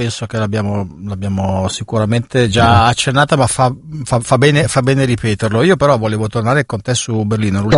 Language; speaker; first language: Italian; native; Italian